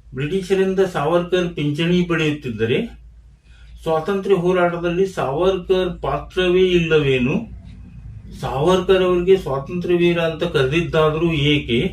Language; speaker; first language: Kannada; native; Kannada